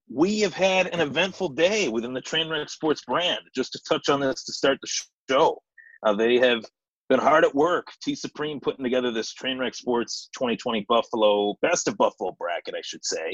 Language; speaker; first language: English; native; English